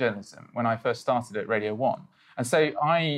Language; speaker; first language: English; native; English